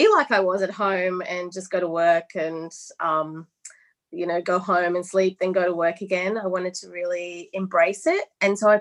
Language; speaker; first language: English; native; English